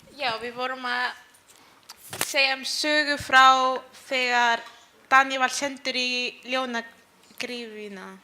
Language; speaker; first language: Icelandic; early bilingual, other home language; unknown